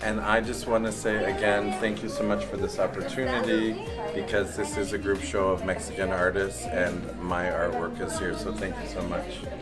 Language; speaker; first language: English; native; English